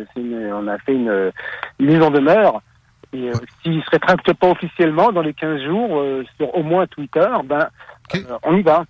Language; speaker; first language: French; native; French